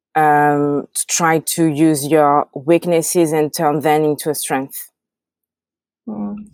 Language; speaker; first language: English; non-native, fluent; French